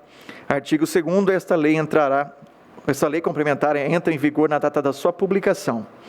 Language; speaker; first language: Portuguese; native; Portuguese